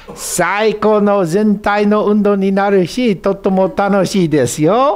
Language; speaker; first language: Japanese; non-native, fluent; English